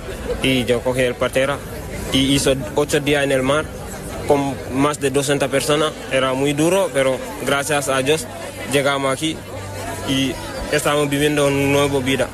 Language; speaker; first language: Spanish; non-native, learner; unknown